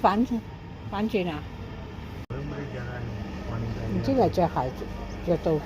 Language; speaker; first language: Cantonese; non-native, fluent; Punjabi